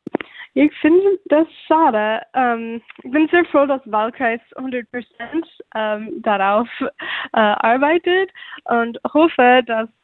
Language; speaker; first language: German; non-native, fluent; English